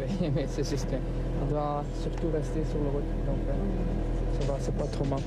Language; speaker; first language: French; non-native, local second language; Dutch